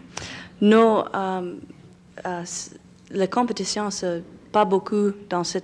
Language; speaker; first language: French; non-native, learner; English